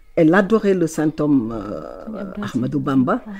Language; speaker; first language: French; non-native, local second language; Wolof